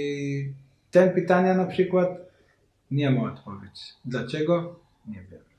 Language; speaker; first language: Polish; non-native, learner; Hebrew